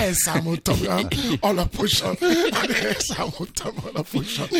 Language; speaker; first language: Hungarian; non-native, fluent; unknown